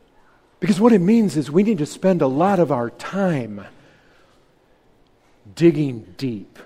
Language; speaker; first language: English; native; English